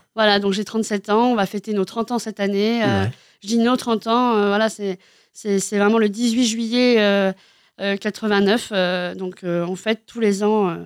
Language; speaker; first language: French; native; French